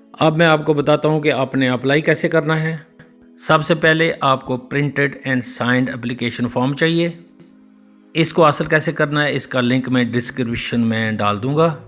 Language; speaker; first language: Urdu; native; Urdu